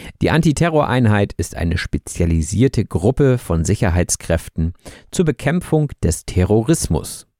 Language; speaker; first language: German; native; German